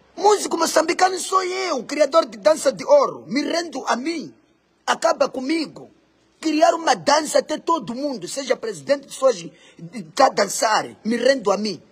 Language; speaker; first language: Portuguese; non-native, local second language; Makhuwa